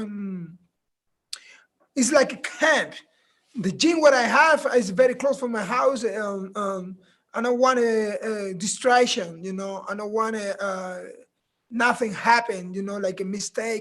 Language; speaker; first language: English; non-native, learner; Spanish